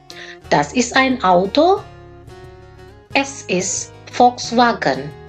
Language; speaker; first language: German; non-native, learner; Indonesian